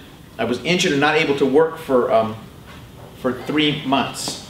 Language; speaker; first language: English; native; English